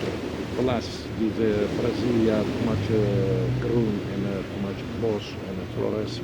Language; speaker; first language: English; non-native, learner; Turkish